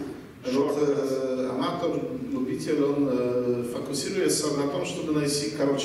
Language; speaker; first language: Russian; non-native, fluent; Polish